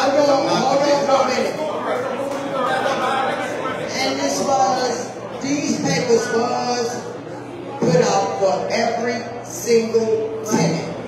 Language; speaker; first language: English; native; English